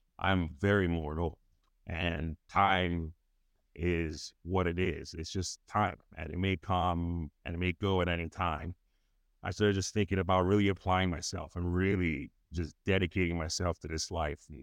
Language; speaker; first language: English; non-native, local second language; Yoruba